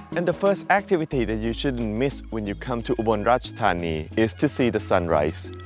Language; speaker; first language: English; non-native, fluent; Thai